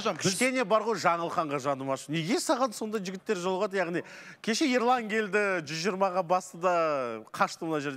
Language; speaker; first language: Kazakh; native; Kazakh